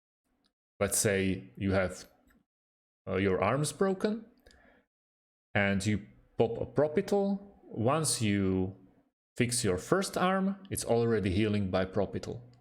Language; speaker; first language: English; non-native, fluent; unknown